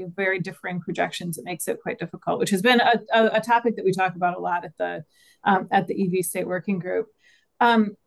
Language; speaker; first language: English; native; English